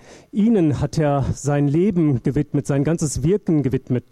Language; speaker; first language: German; native; German